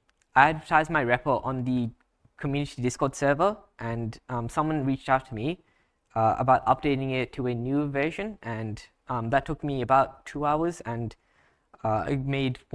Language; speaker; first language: English; native; English